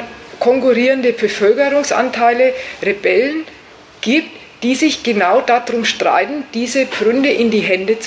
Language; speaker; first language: German; native; German